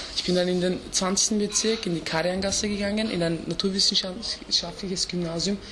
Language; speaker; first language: German; early bilingual, other home language; Turkish